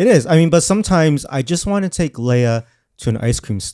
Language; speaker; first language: English; native; English